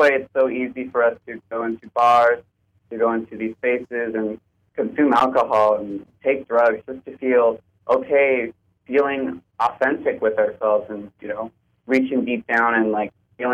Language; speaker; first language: English; native; English